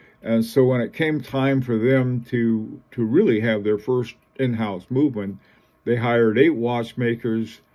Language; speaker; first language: English; native; English